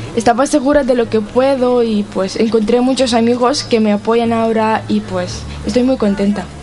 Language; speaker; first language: Spanish; non-native, learner; Ukrainian